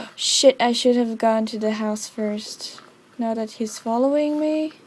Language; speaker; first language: English; non-native, fluent; Estonian